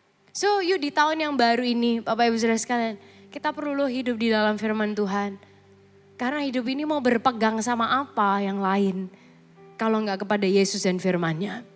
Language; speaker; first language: Indonesian; native; Indonesian